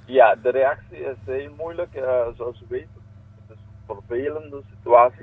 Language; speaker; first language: Dutch; non-native, local second language; Papiamento